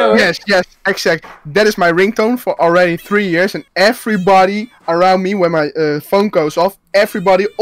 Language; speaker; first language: English; non-native, fluent; Dutch